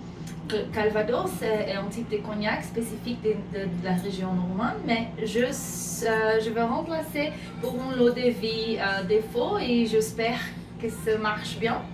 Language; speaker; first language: French; non-native, learner; Portuguese